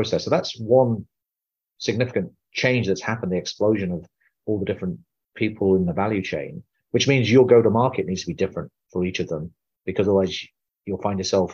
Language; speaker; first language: English; native; English